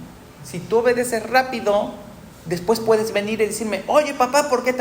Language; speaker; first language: Spanish; native; Spanish